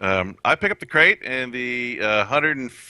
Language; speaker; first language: English; native; English